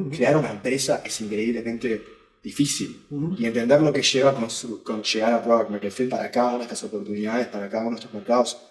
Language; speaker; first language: Spanish; native; Spanish